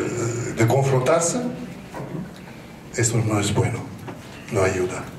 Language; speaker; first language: Spanish; non-native, fluent; Italian